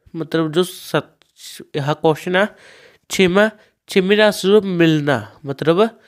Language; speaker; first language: Hindi; non-native, local second language; Punjabi